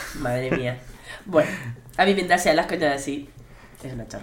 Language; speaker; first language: Spanish; native; Spanish